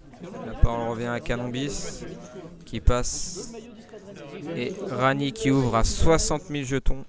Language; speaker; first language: French; native; French